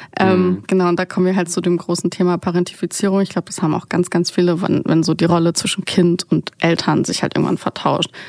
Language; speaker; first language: German; early bilingual, other home language; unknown